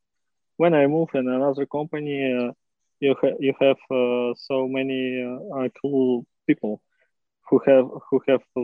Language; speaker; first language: English; non-native, learner; Russian